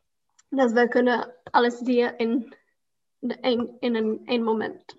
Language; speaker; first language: Dutch; non-native, learner; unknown